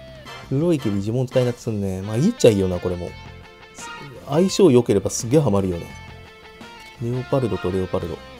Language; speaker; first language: Japanese; native; Japanese